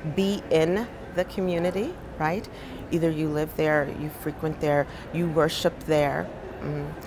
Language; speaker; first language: English; native; English